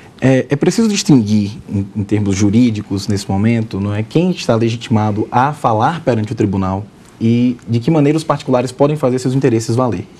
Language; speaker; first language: Portuguese; native; Portuguese